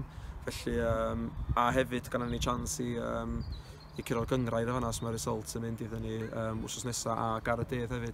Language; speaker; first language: Welsh; native; Welsh